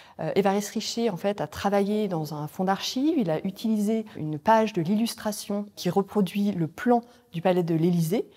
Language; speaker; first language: French; native; French